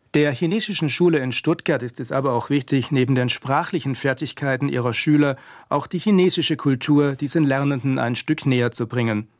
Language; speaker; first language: German; native; German